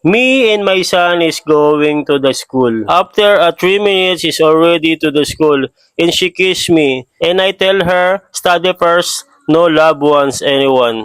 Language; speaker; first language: English; non-native, learner; Filipino